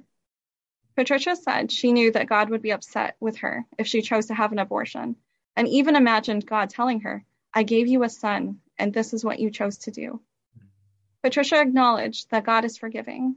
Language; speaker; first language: English; native; English